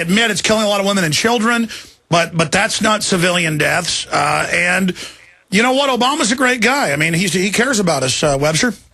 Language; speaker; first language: English; native; English